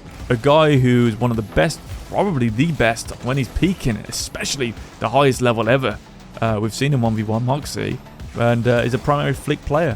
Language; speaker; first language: English; native; English